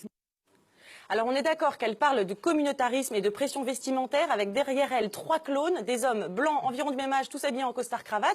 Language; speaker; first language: French; native; French